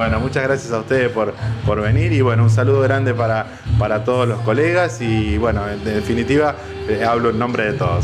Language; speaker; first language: Spanish; native; Spanish